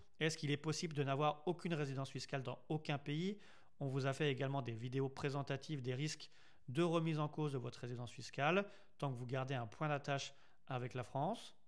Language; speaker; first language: French; native; French